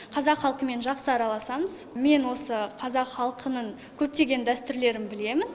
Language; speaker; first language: Kazakh; non-native, local second language; Russian